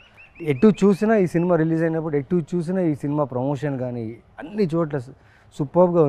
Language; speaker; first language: Telugu; native; Telugu